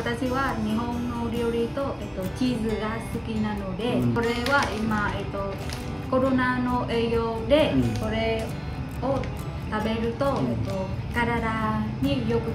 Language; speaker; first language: Japanese; non-native, learner; Vietnamese